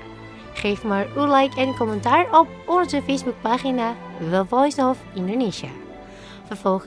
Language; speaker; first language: Dutch; non-native, fluent; Indonesian